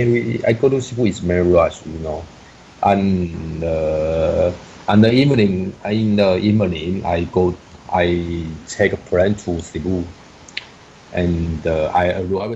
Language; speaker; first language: English; non-native, learner; Chinese